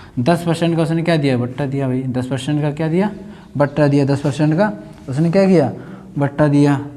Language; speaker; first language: Hindi; native; Hindi